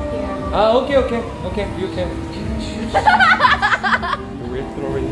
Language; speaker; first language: Korean; native; Korean